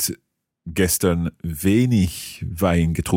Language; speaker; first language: German; non-native, learner; English